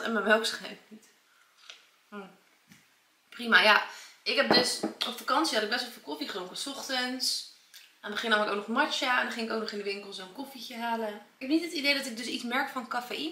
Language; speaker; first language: Dutch; native; Dutch